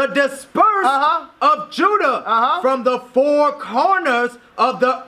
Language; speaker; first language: English; native; English